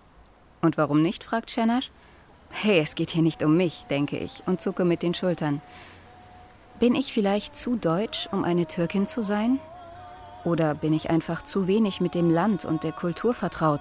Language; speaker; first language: German; native; German